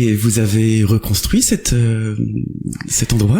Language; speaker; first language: French; native; French